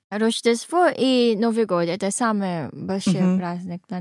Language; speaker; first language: Russian; non-native, learner; Filipino